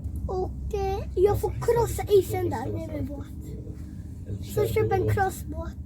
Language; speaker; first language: Swedish; early bilingual, other home language; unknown